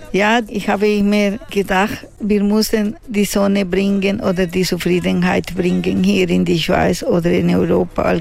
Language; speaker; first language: German; non-native, learner; Spanish